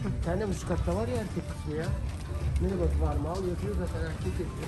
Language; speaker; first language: Turkish; native; Turkish